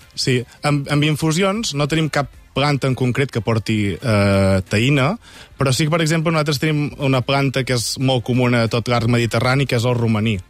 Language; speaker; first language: Catalan; native; Catalan